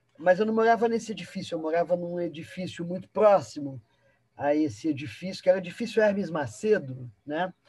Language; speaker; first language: Portuguese; early bilingual, other home language; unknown